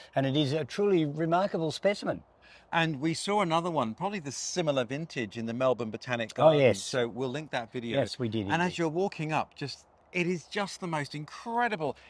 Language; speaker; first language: English; native; English